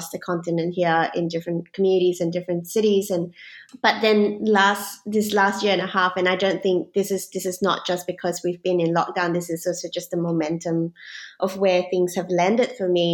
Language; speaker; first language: English; native; English